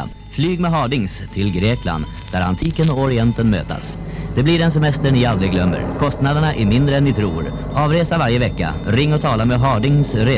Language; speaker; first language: Swedish; native; Swedish